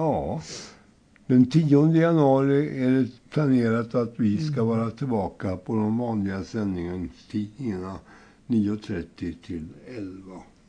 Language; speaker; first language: Swedish; native; Swedish